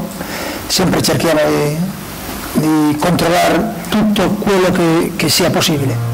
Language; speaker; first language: Italian; non-native, learner; Spanish